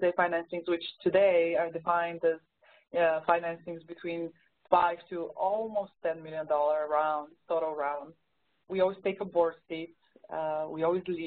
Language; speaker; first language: English; non-native, fluent; Bulgarian